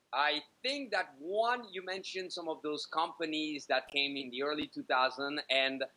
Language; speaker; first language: English; native; English